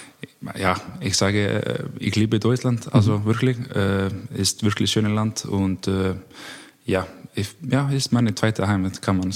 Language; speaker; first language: German; non-native, learner; Icelandic